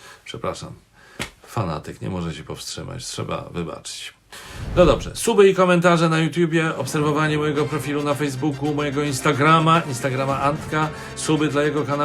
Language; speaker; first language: Polish; native; Polish